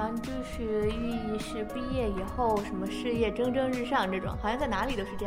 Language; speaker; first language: Chinese; native; Chinese